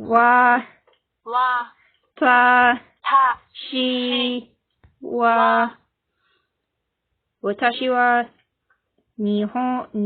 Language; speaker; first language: Japanese; non-native, learner; English